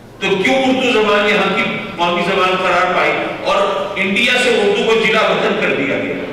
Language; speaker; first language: Urdu; native; Urdu